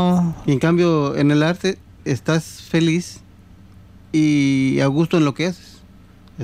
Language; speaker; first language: Spanish; native; Spanish